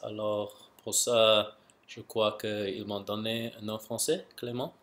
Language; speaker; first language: French; non-native, local second language; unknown